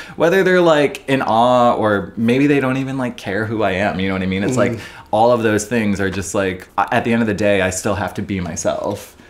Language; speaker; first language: English; native; English